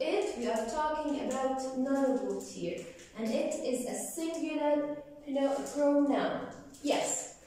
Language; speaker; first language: English; non-native, fluent; Arabic